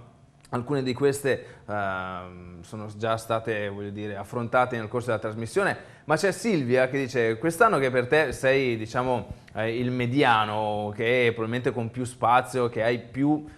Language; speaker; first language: Italian; native; Italian